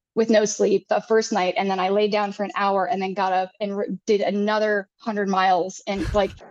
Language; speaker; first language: English; native; English